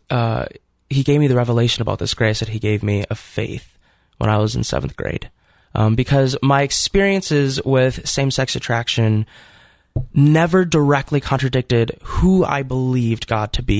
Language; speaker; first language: English; native; English